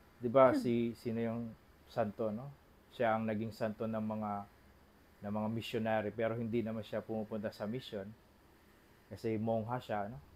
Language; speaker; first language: Filipino; non-native, local second language; Bikol